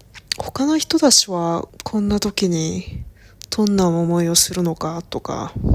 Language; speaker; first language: Japanese; non-native, learner; Korean